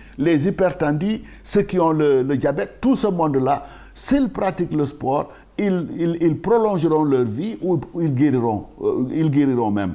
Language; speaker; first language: French; non-native, local second language; Wolof